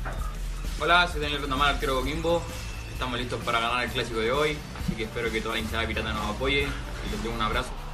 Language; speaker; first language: Spanish; native; Spanish